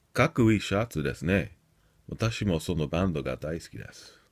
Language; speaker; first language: Japanese; non-native, learner; English